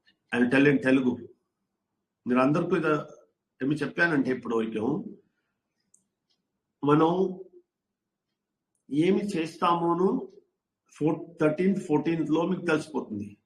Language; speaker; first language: Telugu; non-native, learner; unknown